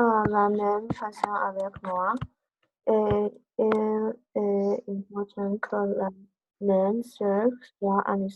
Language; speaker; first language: French; non-native, learner; English